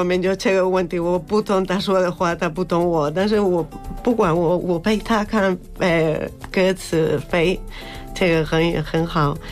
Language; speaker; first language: Chinese; non-native, fluent; Spanish